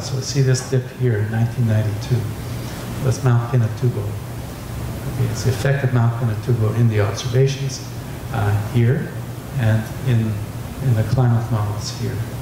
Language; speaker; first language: English; native; English